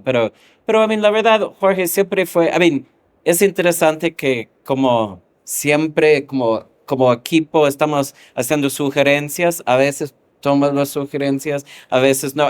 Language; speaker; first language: Spanish; non-native, fluent; English